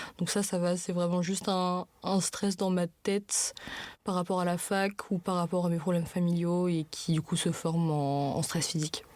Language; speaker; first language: French; non-native, local second language; Arabic